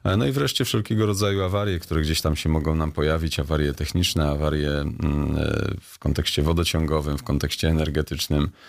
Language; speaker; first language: Polish; native; Polish